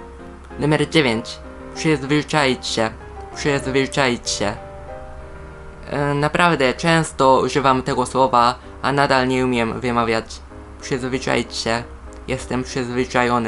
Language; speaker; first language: Polish; non-native, fluent; Japanese